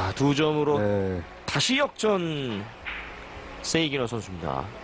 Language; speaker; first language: Korean; native; Korean